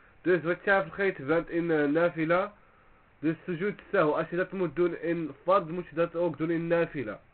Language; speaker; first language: Dutch; early bilingual, other home language; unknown